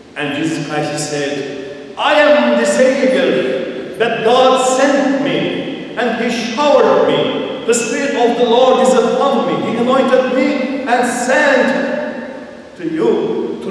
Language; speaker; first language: English; non-native, fluent; Armenian